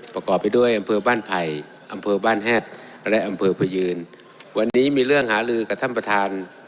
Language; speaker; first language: Thai; native; Thai